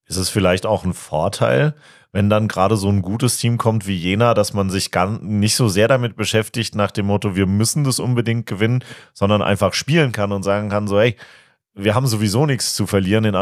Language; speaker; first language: German; native; German